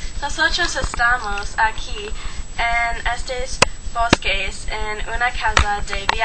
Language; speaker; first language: Spanish; non-native, learner; English